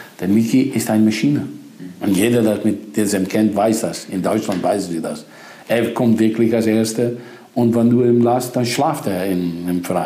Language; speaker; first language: German; non-native, fluent; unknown